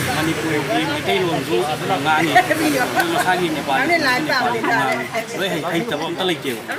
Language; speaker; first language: Manipuri; early bilingual, heritage; Manipuri